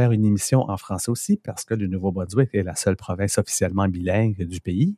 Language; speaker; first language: French; native; French